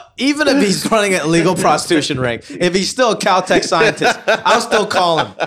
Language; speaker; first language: English; non-native, local second language; Cantonese